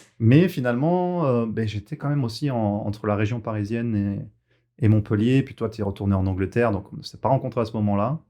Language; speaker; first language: French; native; French